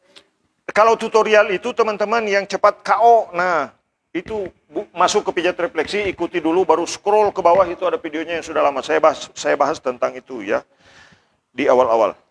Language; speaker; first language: Indonesian; native; Indonesian